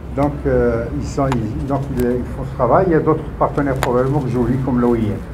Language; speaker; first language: French; non-native, local second language; Arabic